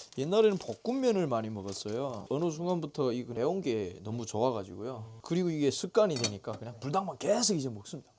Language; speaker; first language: Korean; native; Korean